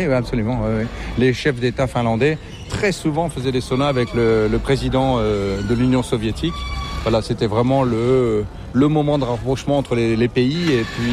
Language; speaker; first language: French; non-native, fluent; Finnish